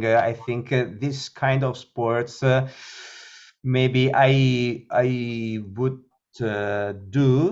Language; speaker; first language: English; non-native, learner; Italian